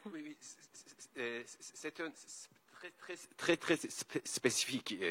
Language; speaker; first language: French; non-native, learner; Kurdish